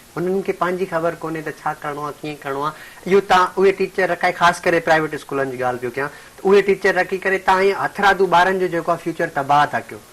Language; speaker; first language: Sindhi; native; Sindhi